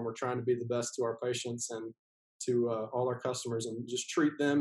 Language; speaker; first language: English; native; English